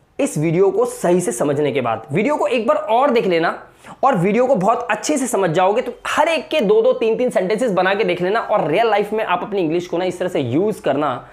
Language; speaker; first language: Hindi; native; Hindi